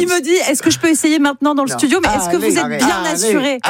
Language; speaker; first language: French; native; French